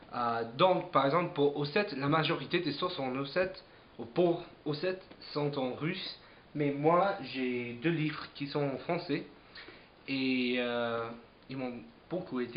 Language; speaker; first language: French; non-native, fluent; English